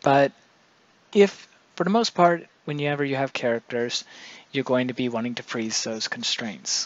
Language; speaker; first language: English; native; English